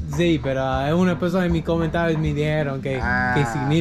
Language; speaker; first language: Spanish; non-native, learner; English